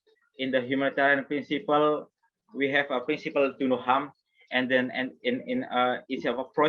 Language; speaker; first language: English; non-native, fluent; Indonesian